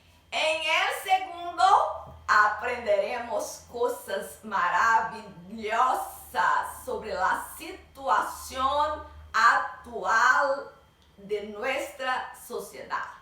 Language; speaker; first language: Spanish; non-native, learner; Portuguese